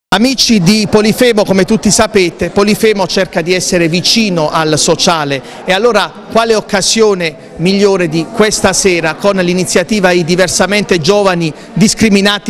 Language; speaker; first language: Italian; native; Italian